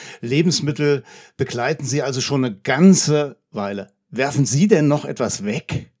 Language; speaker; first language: German; native; German